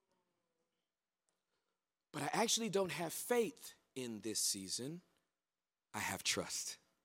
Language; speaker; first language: English; native; English